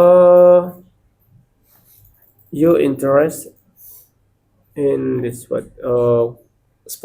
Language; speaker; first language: English; non-native, learner; Indonesian